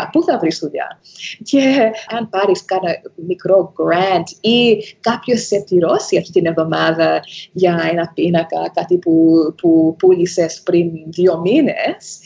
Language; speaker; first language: Greek; early bilingual, heritage; Greek